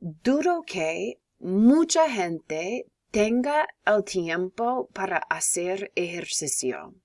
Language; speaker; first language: Spanish; non-native, fluent; English